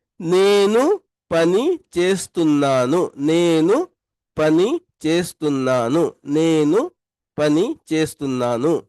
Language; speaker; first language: Telugu; non-native, local second language; Urdu